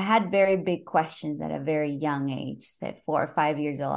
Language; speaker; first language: English; non-native, fluent; Spanish